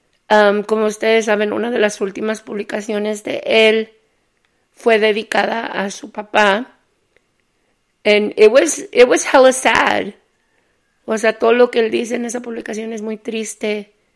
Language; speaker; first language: Spanish; early bilingual, heritage; Spanish